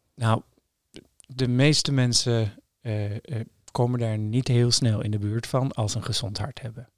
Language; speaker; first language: Dutch; non-native, fluent; Norwegian